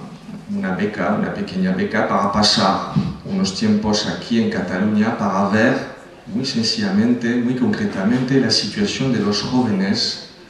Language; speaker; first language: Spanish; non-native, fluent; French